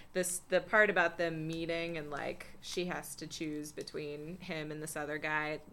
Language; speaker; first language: English; native; English